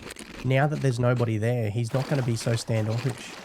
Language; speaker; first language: English; native; English